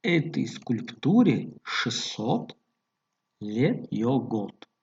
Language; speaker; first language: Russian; non-native, local second language; Tajik